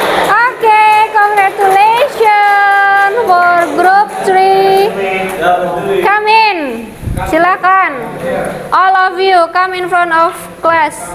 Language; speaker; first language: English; non-native, learner; Indonesian